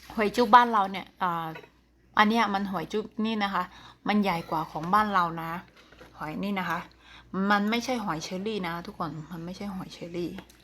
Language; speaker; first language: Thai; non-native, local second language; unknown